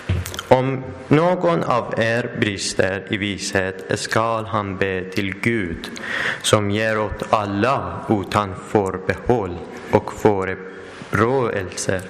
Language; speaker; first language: Swedish; non-native, learner; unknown